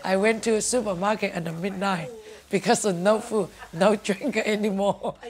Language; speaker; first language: English; non-native, learner; Chinese